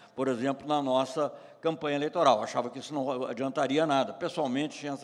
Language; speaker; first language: Portuguese; native; Portuguese